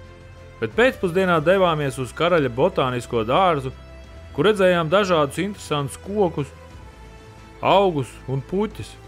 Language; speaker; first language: Latvian; native; Latvian